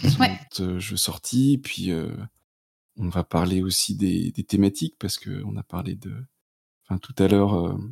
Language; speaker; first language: French; native; French